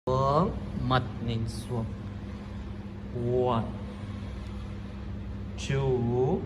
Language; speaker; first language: Vietnamese; non-native, learner; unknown